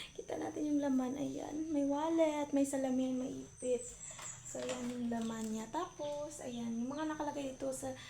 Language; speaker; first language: Filipino; non-native, local second language; Cebuano